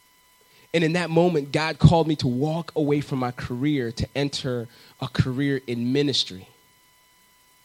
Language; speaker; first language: English; native; English